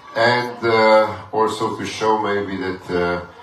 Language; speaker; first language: English; non-native, fluent; Slovenian